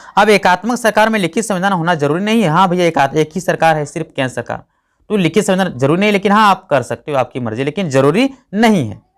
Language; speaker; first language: Hindi; native; Hindi